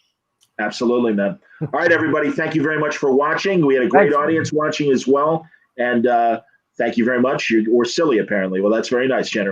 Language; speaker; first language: English; native; English